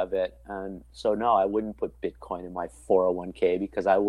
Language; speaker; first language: English; native; English